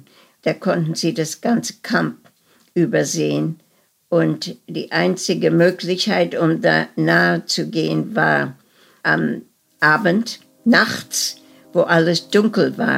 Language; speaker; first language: German; early bilingual, heritage; German